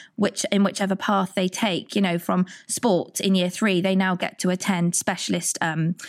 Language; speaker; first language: English; native; English